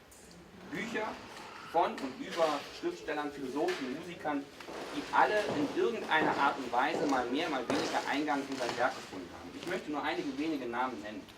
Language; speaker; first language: German; native; German